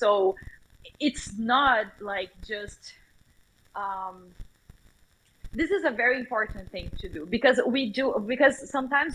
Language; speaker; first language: English; non-native, fluent; Portuguese